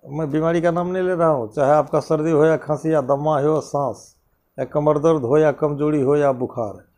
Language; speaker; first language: Hindi; native; Hindi